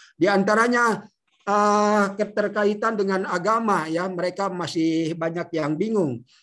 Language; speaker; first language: Indonesian; native; Indonesian